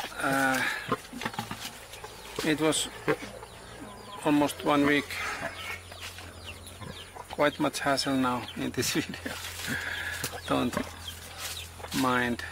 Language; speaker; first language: English; non-native, learner; Finnish